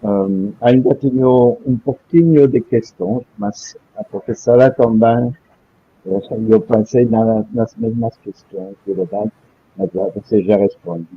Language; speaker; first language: Portuguese; non-native, fluent; French